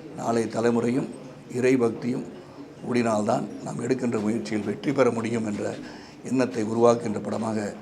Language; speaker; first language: Tamil; native; Tamil